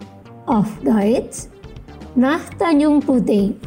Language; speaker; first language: German; non-native, fluent; Indonesian